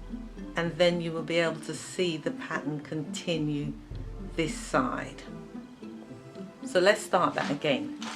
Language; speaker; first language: English; native; English